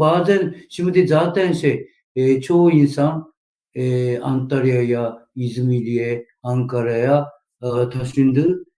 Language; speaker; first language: Turkish; non-native, learner; Japanese